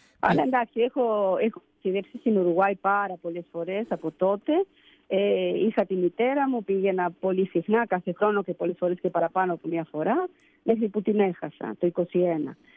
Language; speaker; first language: Greek; early bilingual, heritage; Spanish